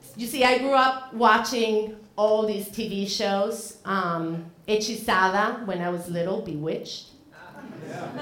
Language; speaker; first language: English; non-native, fluent; Spanish